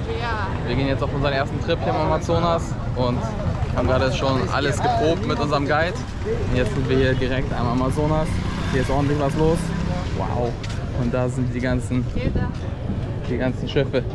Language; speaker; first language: German; native; German